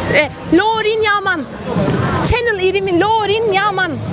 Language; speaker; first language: Korean; non-native, learner; Turkish